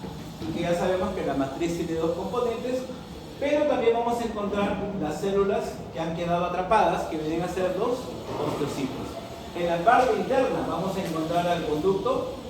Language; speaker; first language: Spanish; native; Spanish